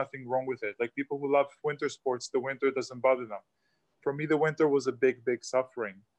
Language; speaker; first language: English; early bilingual, other home language; Hebrew